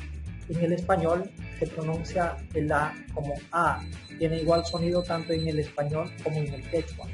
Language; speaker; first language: Spanish; non-native, local second language; Quechua